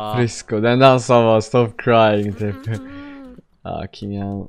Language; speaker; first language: Swedish; native; Swedish